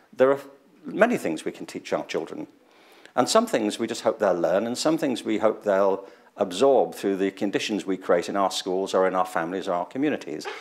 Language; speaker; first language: English; native; English